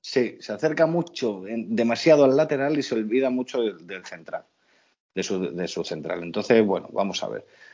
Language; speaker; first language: Spanish; native; Spanish